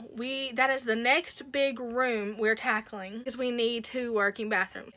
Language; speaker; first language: English; native; English